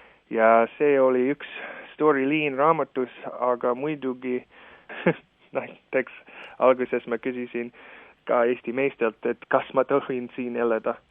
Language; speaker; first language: Estonian; non-native, fluent; English